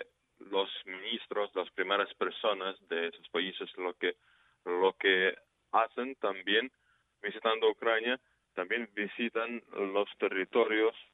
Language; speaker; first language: Spanish; non-native, fluent; Ukrainian